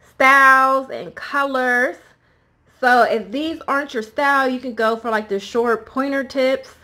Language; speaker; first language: English; native; English